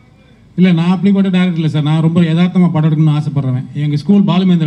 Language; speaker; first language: Tamil; native; Tamil